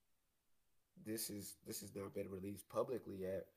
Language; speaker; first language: English; native; English